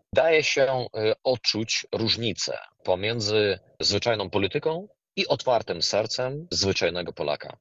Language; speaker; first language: Polish; non-native, fluent; Ukrainian